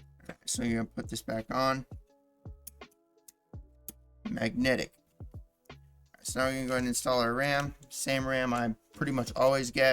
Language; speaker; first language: English; native; English